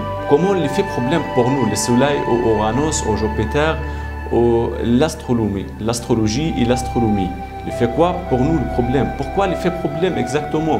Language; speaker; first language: French; non-native, learner; Arabic